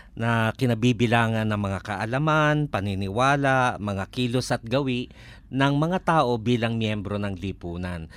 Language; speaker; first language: Filipino; native; Filipino